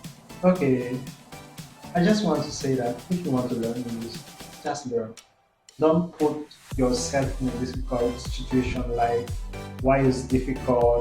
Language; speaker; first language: English; non-native, fluent; French